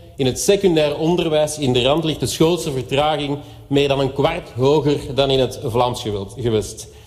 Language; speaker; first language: Dutch; native; Dutch